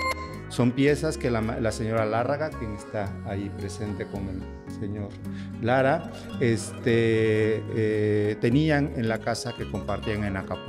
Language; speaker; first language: Spanish; native; Spanish